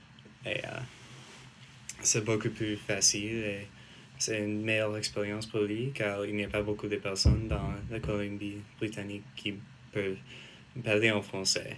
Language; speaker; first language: French; non-native, learner; English